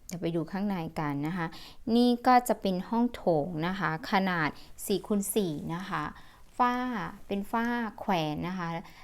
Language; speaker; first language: Thai; native; Thai